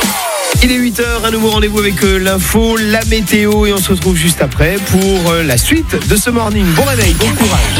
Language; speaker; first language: French; native; French